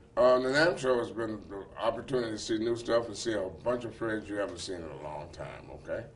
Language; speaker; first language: English; native; English